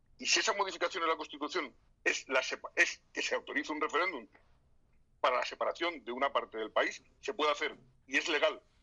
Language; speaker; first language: Spanish; native; Spanish